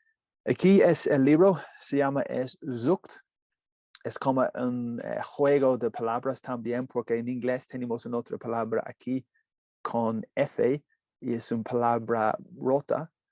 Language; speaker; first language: Spanish; non-native, learner; English